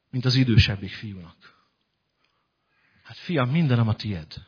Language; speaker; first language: Hungarian; native; Hungarian